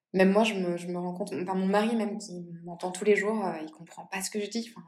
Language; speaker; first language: French; native; French